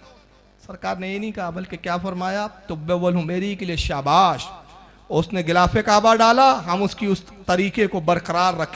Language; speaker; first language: Urdu; native; Urdu